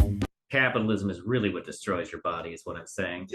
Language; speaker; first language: English; native; English